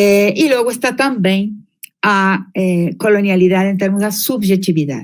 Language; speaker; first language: Portuguese; non-native, fluent; Spanish